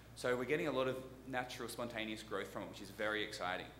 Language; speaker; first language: English; native; English